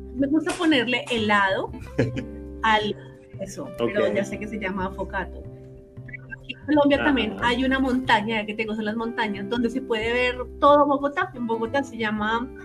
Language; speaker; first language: Spanish; native; Spanish